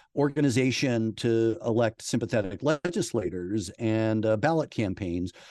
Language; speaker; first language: English; native; English